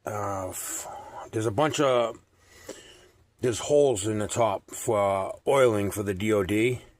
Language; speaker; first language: English; native; English